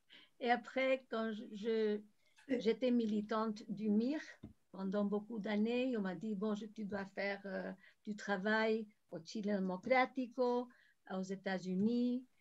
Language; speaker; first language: French; non-native, fluent; Spanish